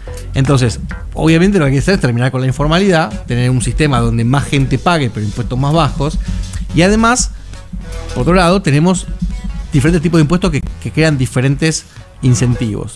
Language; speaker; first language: Spanish; native; Spanish